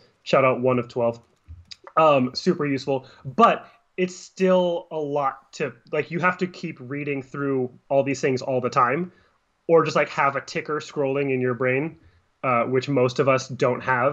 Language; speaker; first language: English; native; English